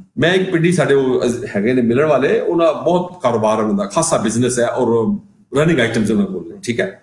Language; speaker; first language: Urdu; non-native, local second language; Punjabi